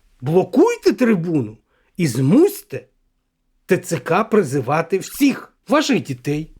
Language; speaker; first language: Ukrainian; non-native, local second language; Russian